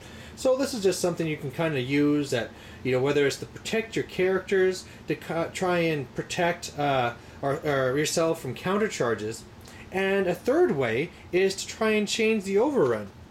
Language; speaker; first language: English; native; English